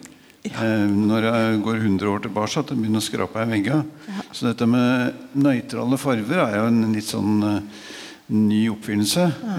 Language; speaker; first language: Norwegian; native; Norwegian